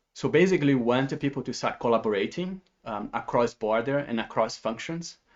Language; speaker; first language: English; non-native, fluent; Portuguese